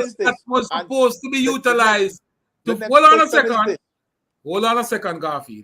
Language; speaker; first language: English; native; English